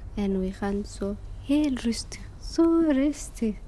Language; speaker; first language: Dutch; non-native, learner; Tigrinya